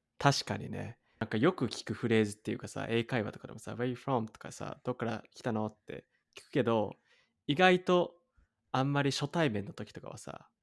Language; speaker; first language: Japanese; native; Japanese